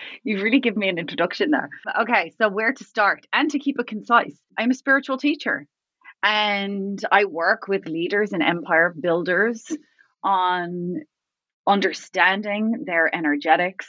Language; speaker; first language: English; native; English